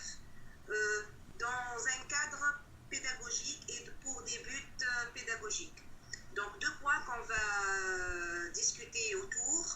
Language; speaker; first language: French; non-native, local second language; Arabic